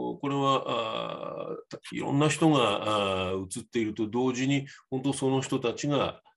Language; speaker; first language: Japanese; native; Japanese